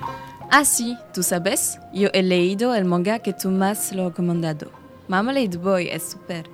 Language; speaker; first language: Spanish; non-native, learner; French